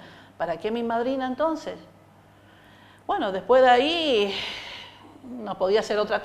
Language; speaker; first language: Spanish; native; Spanish